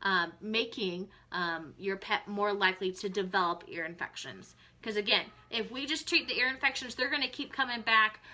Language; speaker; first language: English; native; English